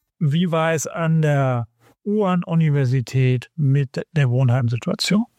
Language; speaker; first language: German; native; German